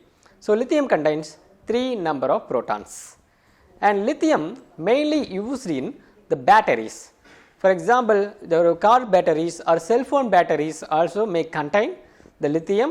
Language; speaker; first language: English; non-native, local second language; Tamil